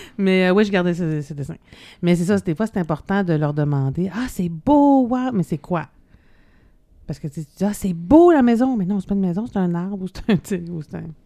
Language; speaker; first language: French; native; French